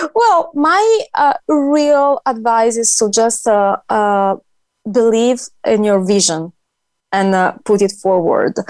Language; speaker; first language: English; non-native, fluent; Italian